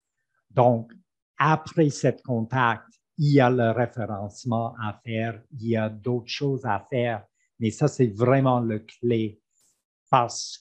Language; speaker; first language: French; non-native, fluent; English